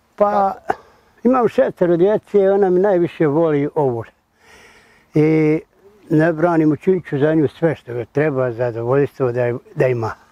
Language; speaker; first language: Bosnian; native; Bosnian